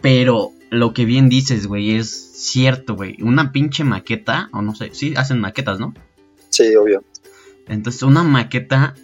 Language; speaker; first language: Spanish; native; Spanish